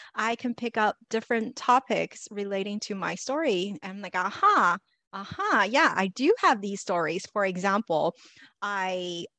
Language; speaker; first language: English; native; English